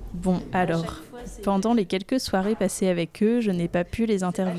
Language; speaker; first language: French; native; French